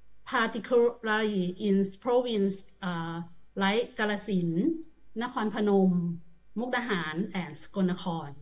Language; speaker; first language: English; non-native, learner; Thai